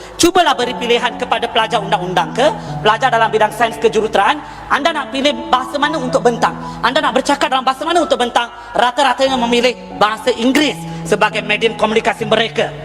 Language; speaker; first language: Malay; non-native, local second language; Tamil